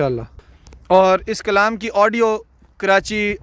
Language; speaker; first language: Urdu; native; Urdu